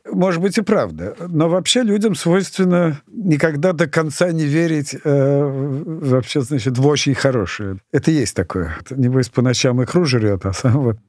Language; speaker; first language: Russian; native; Russian